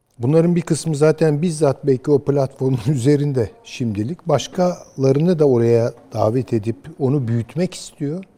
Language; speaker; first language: Turkish; native; Turkish